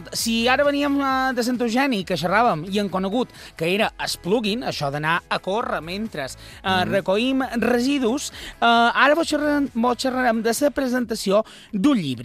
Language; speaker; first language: Catalan; native; Catalan